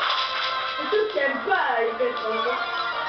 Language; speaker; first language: French; native; French